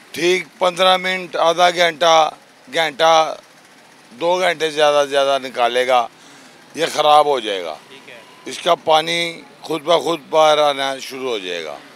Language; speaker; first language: Urdu; native; Urdu